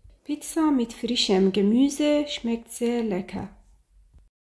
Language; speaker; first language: German; non-native, fluent; Persian